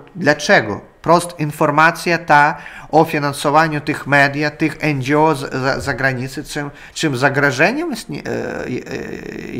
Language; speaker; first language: Polish; non-native, learner; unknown